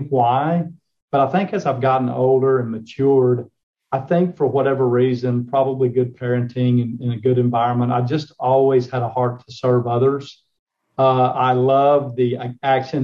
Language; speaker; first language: English; native; English